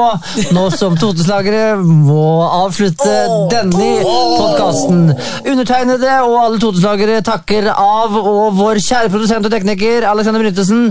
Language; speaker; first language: Norwegian; native; Norwegian